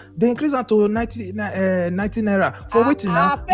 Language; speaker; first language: English; non-native, local second language; Yoruba